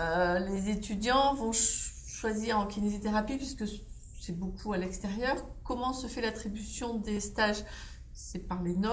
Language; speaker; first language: French; native; French